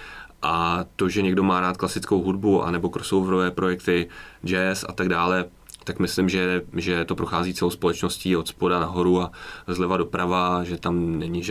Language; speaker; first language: Czech; native; Czech